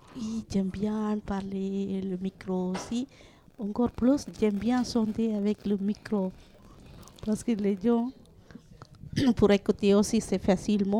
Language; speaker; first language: French; non-native, learner; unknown